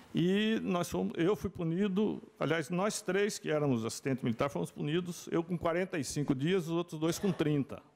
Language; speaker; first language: Portuguese; native; Portuguese